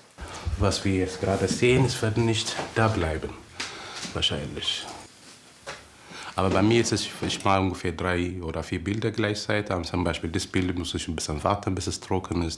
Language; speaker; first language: German; non-native, fluent; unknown